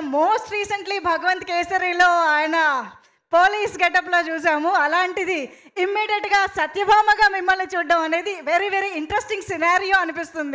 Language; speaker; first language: Telugu; native; Telugu